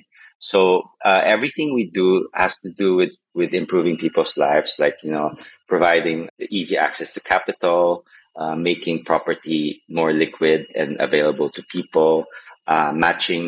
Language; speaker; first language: English; non-native, local second language; Filipino